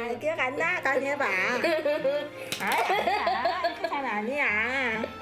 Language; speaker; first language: Korean; non-native, learner; Vietnamese